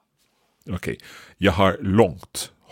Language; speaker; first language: Swedish; non-native, learner; English